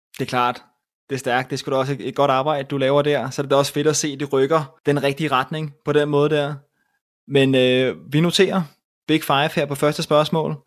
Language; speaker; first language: Danish; native; Danish